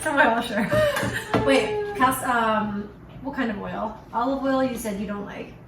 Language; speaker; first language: English; native; English